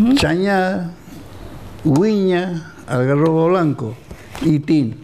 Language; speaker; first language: Spanish; native; Spanish